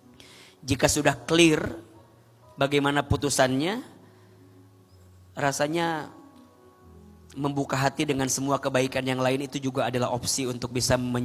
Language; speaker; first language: Indonesian; native; Indonesian